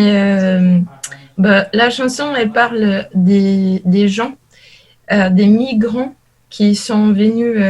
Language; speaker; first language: French; non-native, learner; Portuguese